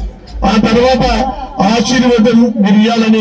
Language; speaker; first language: Telugu; native; Telugu